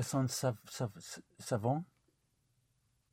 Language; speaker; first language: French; non-native, learner; English